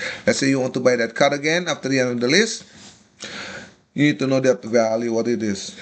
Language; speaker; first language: English; non-native, fluent; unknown